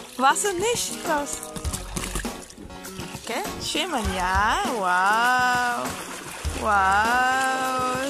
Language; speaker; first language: German; non-native, learner; Filipino